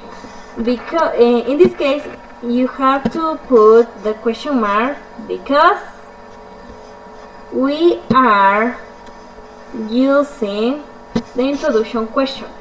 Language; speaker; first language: English; non-native, fluent; Spanish